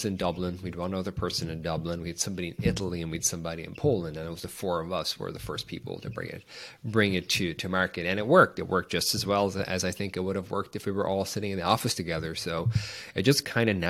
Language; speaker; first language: English; native; English